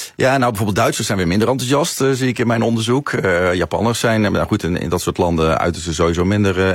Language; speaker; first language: Dutch; native; Dutch